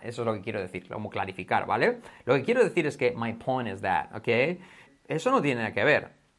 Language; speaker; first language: Spanish; native; Spanish